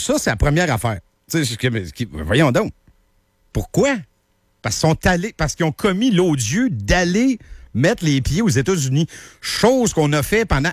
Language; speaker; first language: French; native; French